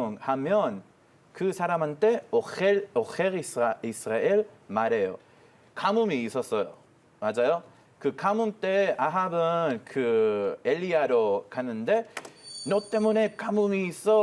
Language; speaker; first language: Korean; non-native, learner; Hebrew